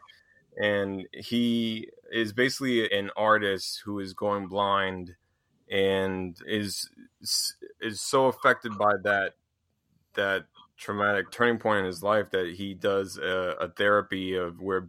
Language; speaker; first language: English; native; English